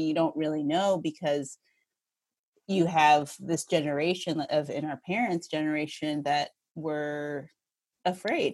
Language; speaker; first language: English; early bilingual, other home language; Filipino